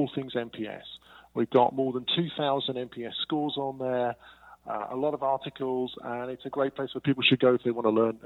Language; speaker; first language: English; native; English